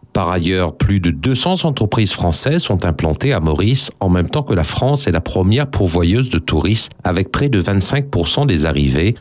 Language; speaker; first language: French; non-native, local second language; Morisyen